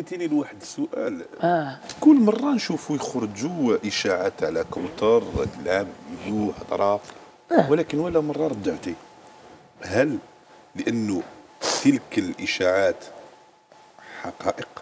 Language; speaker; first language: Arabic; native; Arabic